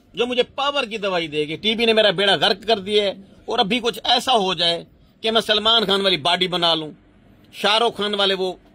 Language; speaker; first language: Urdu; non-native, local second language; Punjabi